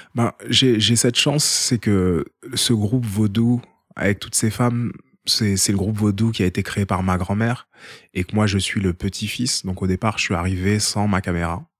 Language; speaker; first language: French; early bilingual, other home language; Haitian Creole